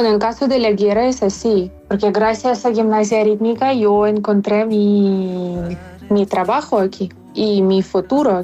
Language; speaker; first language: Spanish; non-native, fluent; Ukrainian